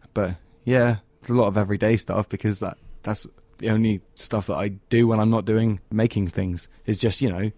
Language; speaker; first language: English; native; English